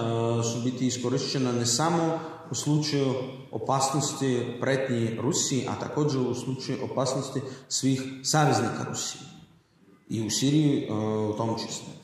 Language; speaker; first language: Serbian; non-native, learner; Russian